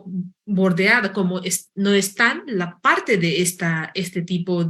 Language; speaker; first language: Spanish; non-native, fluent; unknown